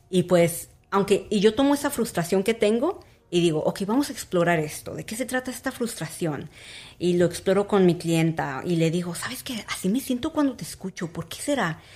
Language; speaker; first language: Spanish; early bilingual, heritage; Spanish